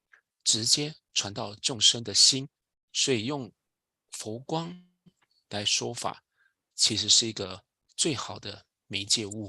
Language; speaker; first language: Chinese; native; Chinese